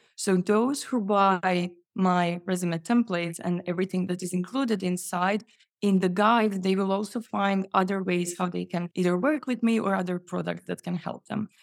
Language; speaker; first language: English; non-native, fluent; Croatian